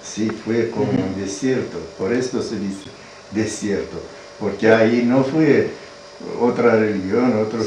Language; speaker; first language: Spanish; non-native, learner; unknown